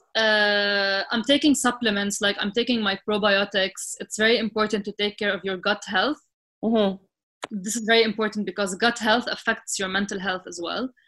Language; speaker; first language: English; non-native, fluent; Arabic